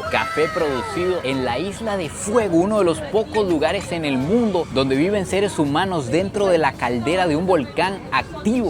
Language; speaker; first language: Spanish; native; Spanish